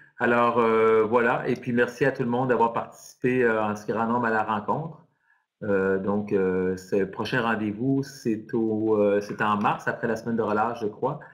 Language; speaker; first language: French; native; French